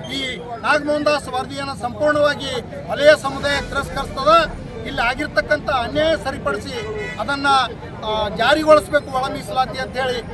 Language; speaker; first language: Kannada; native; Kannada